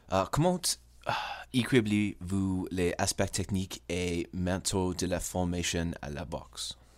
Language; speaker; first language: French; non-native, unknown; English